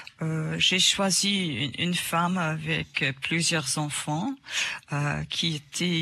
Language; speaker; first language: French; non-native, fluent; English